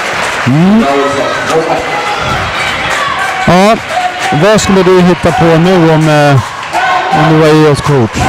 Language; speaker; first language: Swedish; native; Swedish